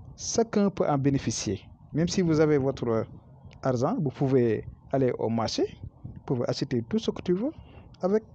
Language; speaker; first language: French; non-native, local second language; Wolof